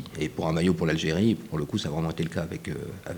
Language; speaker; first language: French; native; French